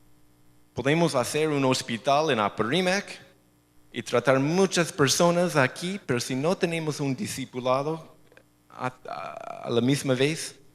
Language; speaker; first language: Spanish; non-native, fluent; English